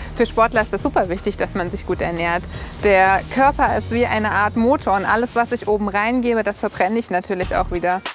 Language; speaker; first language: German; native; German